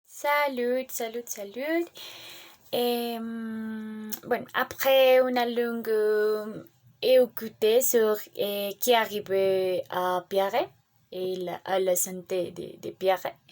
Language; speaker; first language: French; non-native, learner; Spanish